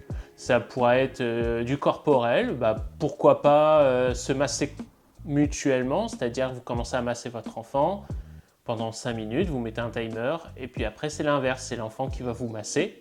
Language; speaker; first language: French; native; French